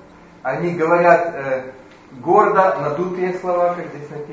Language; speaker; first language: Polish; non-native, learner; Russian